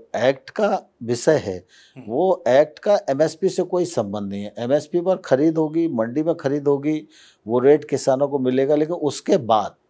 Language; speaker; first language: Hindi; native; Hindi